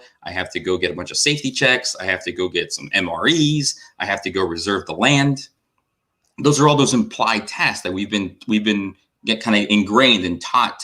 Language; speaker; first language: English; native; English